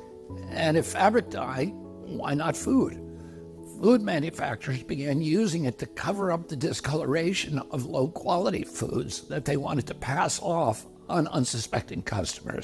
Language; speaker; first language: English; native; English